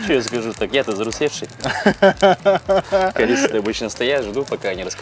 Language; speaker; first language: Russian; non-native, fluent; Korean